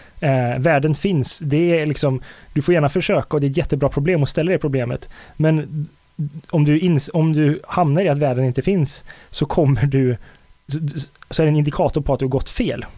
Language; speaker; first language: Swedish; native; Swedish